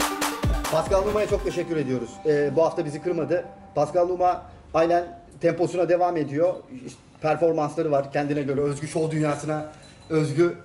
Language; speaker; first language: Turkish; native; Turkish